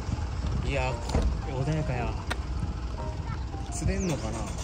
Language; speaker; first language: Japanese; native; Japanese